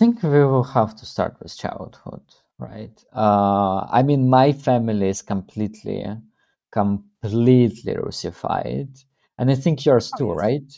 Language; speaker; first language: English; non-native, fluent; Russian